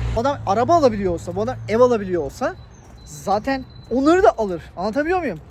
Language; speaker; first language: Turkish; native; Turkish